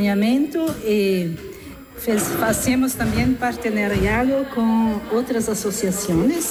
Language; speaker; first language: Spanish; non-native, learner; Italian